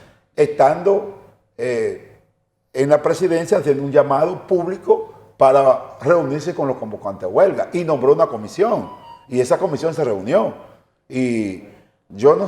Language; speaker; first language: Spanish; native; Spanish